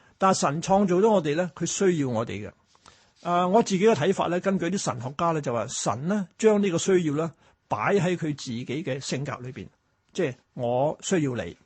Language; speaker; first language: Cantonese; early bilingual, other home language; Chinese